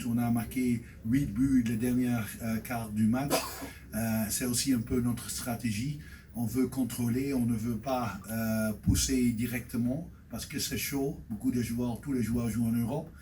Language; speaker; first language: French; non-native, fluent; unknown